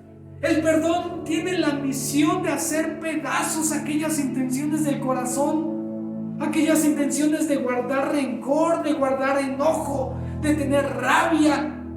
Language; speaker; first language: Spanish; native; Spanish